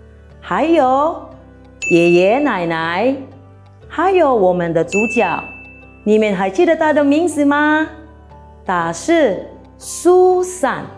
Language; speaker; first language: Chinese; non-native, fluent; Filipino